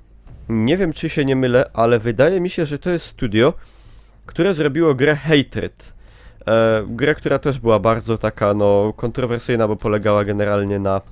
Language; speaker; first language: Polish; native; Polish